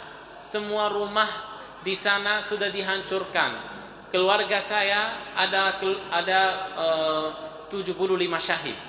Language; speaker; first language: Indonesian; non-native, fluent; Arabic